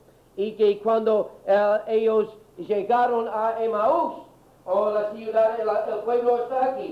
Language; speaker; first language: Spanish; non-native, learner; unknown